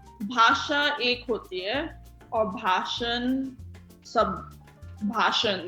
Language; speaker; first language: Hindi; non-native, local second language; Marathi